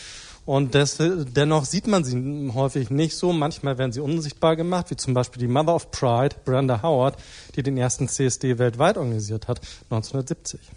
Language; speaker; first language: German; native; German